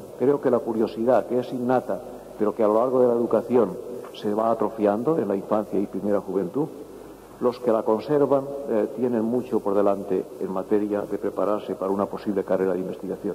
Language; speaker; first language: Spanish; native; Spanish